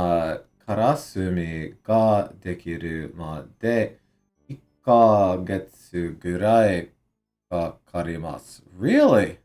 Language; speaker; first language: Japanese; non-native, learner; English